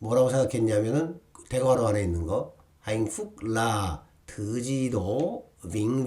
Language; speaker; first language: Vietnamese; non-native, fluent; Korean